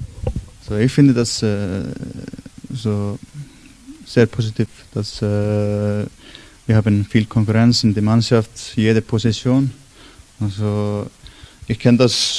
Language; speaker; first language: German; non-native, learner; Icelandic